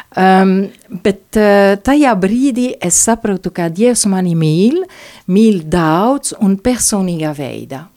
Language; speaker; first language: Latvian; non-native, fluent; French